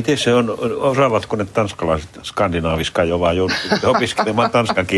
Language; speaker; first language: Finnish; native; Finnish